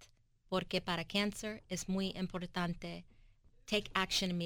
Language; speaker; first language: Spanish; early bilingual, heritage; English